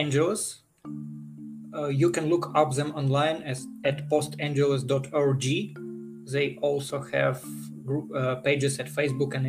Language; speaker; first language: English; non-native, fluent; Ukrainian